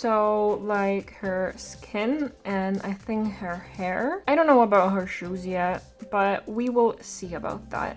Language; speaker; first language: English; non-native, fluent; Polish